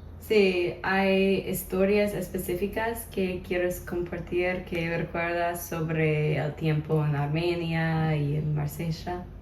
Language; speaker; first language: Spanish; non-native, learner; English